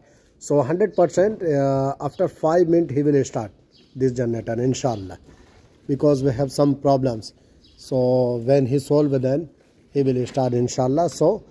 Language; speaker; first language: English; non-native, learner; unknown